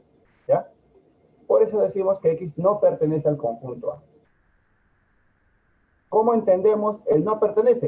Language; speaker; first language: Spanish; native; Spanish